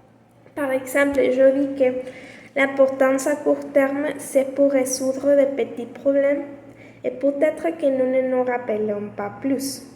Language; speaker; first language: French; non-native, learner; Spanish